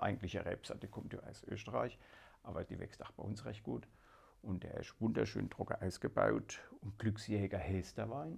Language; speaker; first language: German; native; German